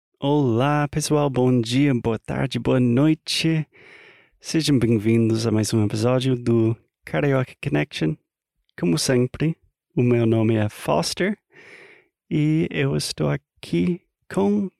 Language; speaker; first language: Portuguese; non-native, learner; English